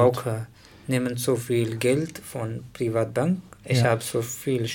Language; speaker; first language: German; non-native, learner; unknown